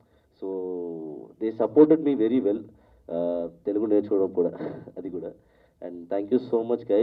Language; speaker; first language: Telugu; non-native, learner; Malayalam